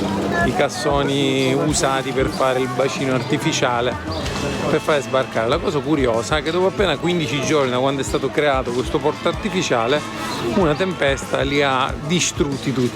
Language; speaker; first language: Italian; native; Italian